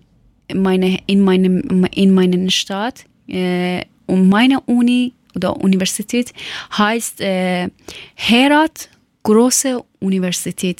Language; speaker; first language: German; non-native, learner; Persian